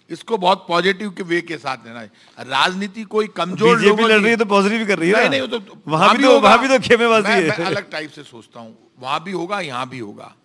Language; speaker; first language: Hindi; native; Hindi